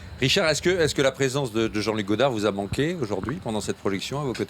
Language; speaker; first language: French; native; French